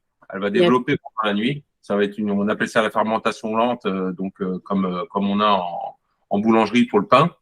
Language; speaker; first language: French; native; French